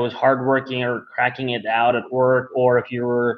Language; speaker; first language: English; non-native, local second language; Filipino